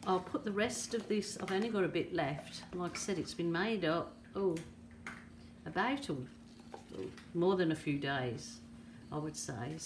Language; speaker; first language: English; native; English